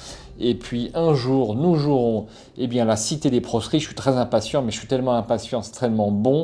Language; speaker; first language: French; native; French